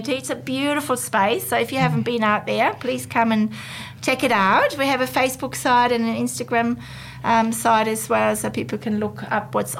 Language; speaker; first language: English; non-native, fluent; German